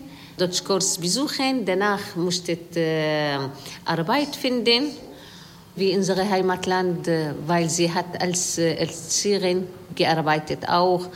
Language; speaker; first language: German; non-native, learner; Arabic